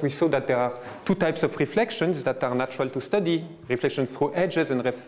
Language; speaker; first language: English; non-native, fluent; French